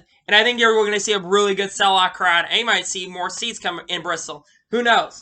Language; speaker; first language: English; native; English